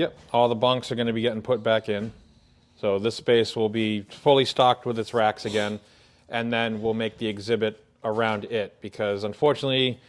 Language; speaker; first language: English; native; English